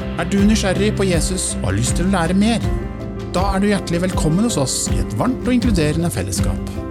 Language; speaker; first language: Norwegian; native; Norwegian